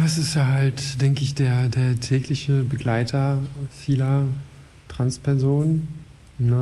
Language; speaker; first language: German; non-native, fluent; French